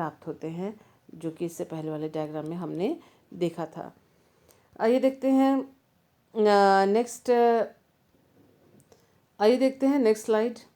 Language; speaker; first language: Hindi; native; Hindi